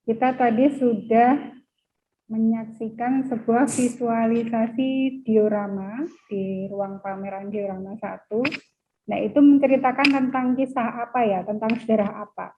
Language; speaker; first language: Indonesian; native; Indonesian